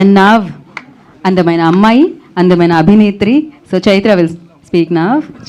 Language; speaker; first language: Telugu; native; Telugu